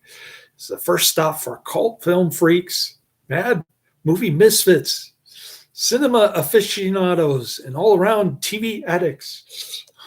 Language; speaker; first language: English; native; English